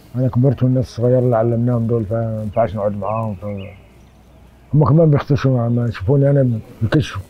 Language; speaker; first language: Egyptian Arabic; non-native, local second language; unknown